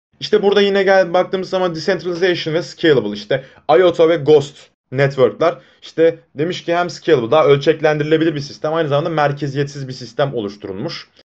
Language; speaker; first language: Turkish; native; Turkish